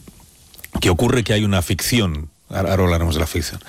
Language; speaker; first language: Spanish; native; Spanish